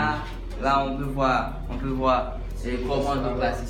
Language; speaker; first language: French; non-native, local second language; Haitian Creole